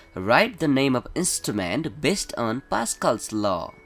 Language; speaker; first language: English; non-native, local second language; Nepali